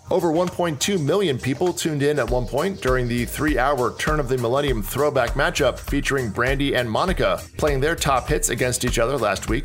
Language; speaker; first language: English; native; English